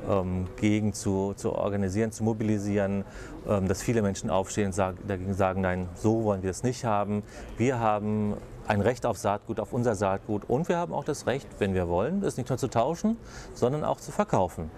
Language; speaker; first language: German; native; German